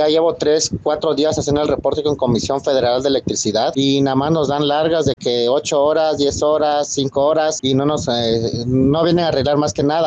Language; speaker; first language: Spanish; native; Spanish